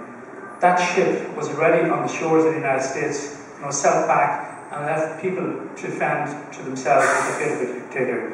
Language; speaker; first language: English; native; English